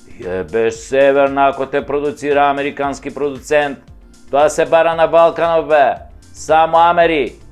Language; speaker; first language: Macedonian; native; Macedonian